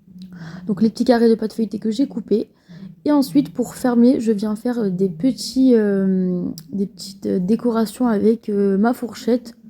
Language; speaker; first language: French; native; French